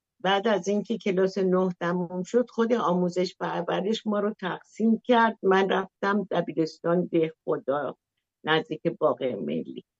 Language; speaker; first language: Persian; native; Persian